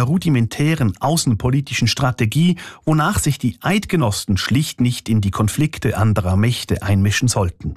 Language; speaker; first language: German; native; German